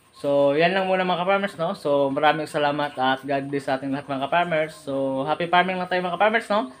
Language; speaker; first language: Filipino; non-native, local second language; Cebuano